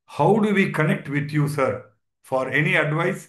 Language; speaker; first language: English; non-native, local second language; Tamil